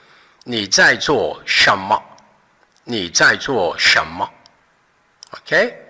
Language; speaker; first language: Chinese; non-native, fluent; Portuguese